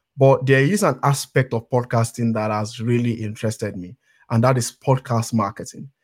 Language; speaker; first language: English; non-native, local second language; Yoruba